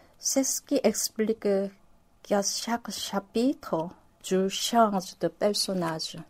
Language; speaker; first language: French; non-native, fluent; Korean